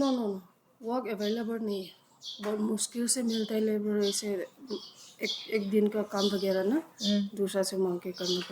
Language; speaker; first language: Hindi; non-native, local second language; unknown